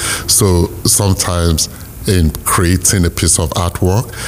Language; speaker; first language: English; non-native, local second language; Yoruba